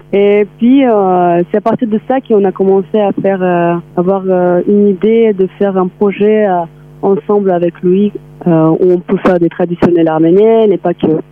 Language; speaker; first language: French; non-native, fluent; Armenian